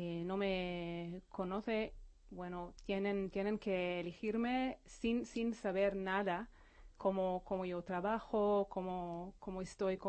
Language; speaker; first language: Spanish; non-native, fluent; Hebrew